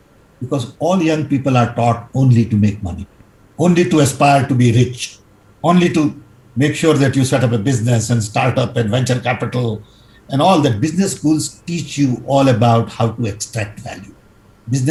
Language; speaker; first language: English; non-native, local second language; Gujarati